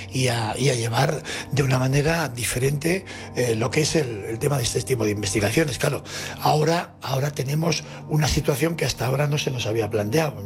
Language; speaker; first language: Spanish; native; Spanish